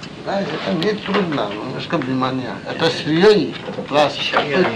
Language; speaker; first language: Russian; non-native, learner; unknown